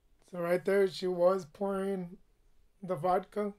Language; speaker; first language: English; early bilingual, other home language; Spanish